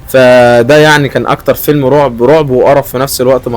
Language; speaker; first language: Arabic; native; Arabic